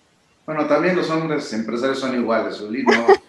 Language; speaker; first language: Spanish; native; Spanish